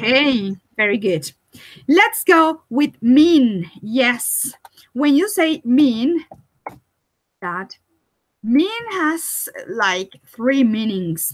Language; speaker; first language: English; non-native, fluent; Spanish